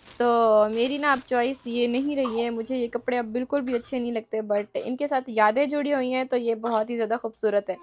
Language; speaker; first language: Urdu; native; Urdu